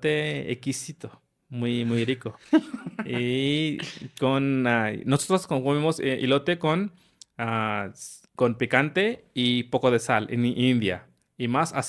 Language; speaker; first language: Spanish; non-native, learner; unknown